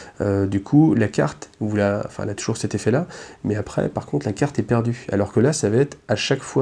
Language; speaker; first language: French; native; French